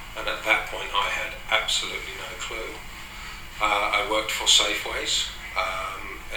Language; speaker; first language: English; native; English